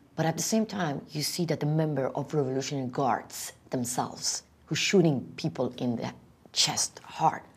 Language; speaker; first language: English; non-native, fluent; Persian